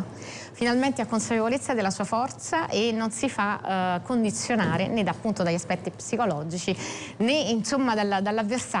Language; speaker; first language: Italian; native; Italian